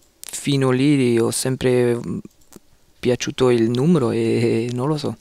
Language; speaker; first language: Italian; non-native, fluent; Dutch